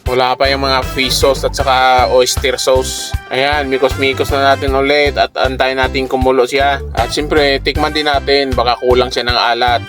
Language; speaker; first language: Filipino; non-native, local second language; Cebuano